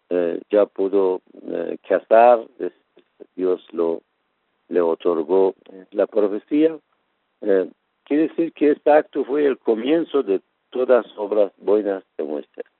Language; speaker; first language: Spanish; non-native, fluent; Persian